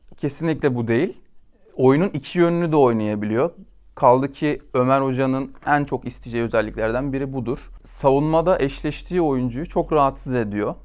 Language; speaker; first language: Turkish; native; Turkish